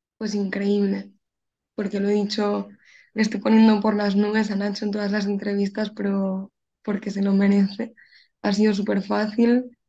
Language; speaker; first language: Spanish; native; Spanish